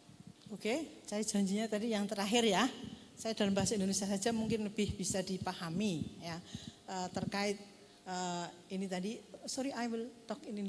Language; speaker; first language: Indonesian; native; Indonesian